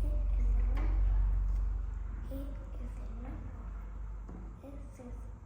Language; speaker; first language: English; non-native, learner; Vietnamese